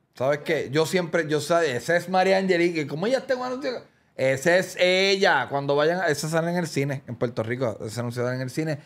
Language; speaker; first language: Spanish; native; Spanish